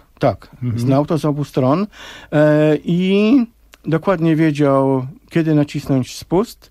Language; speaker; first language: Polish; native; Polish